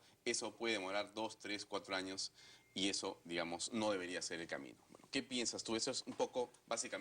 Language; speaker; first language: Spanish; native; Spanish